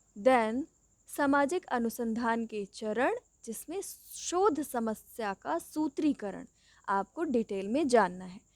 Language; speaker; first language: Hindi; native; Hindi